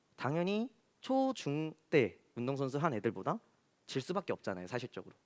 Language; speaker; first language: Korean; native; Korean